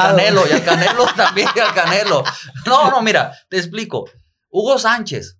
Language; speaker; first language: Spanish; native; Spanish